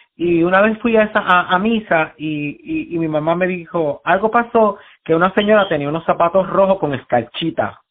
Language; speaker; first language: Spanish; native; Spanish